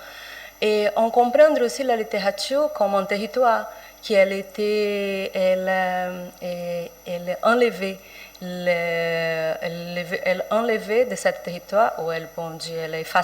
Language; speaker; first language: French; non-native, fluent; Portuguese